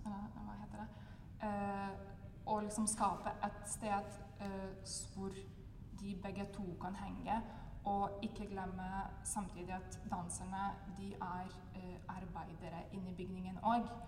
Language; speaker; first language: Norwegian; non-native, fluent; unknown